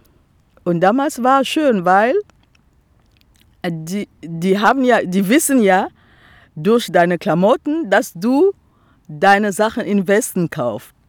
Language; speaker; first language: German; non-native, fluent; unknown